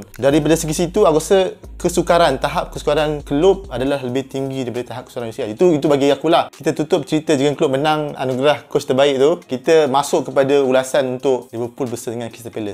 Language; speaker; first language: Malay; native; Malay